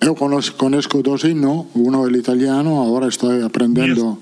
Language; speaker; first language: Portuguese; non-native, learner; Italian